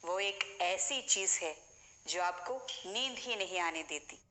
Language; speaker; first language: Hindi; non-native, local second language; Malayalam